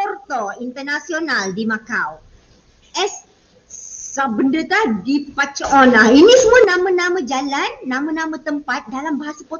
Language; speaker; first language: Malay; native; Malay